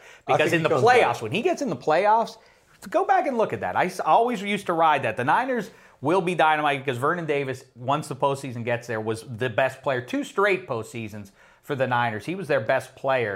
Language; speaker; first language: English; native; English